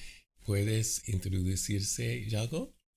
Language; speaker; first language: Spanish; non-native, fluent; English